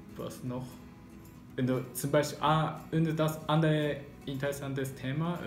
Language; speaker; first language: German; non-native, learner; Japanese